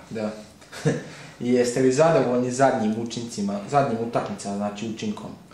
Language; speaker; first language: Croatian; native; Croatian